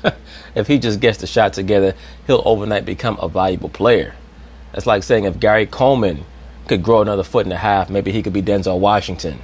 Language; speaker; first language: English; native; English